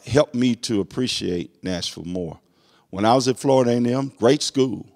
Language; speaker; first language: English; native; English